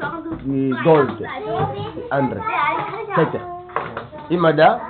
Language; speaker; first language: German; non-native, learner; Lingala